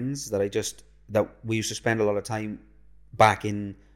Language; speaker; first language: English; native; English